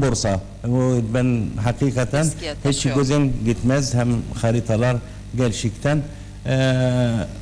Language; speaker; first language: Turkish; non-native, learner; Arabic